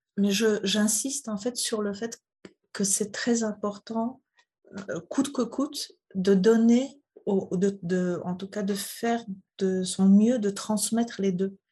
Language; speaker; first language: French; non-native, fluent; Polish